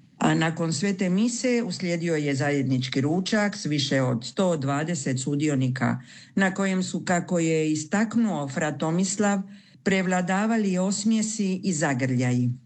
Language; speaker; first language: Croatian; early bilingual, heritage; Croatian